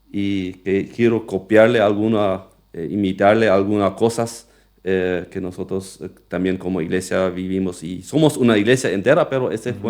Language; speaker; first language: Spanish; non-native, local second language; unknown